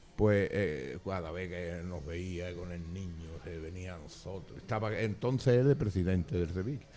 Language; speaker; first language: Spanish; native; Spanish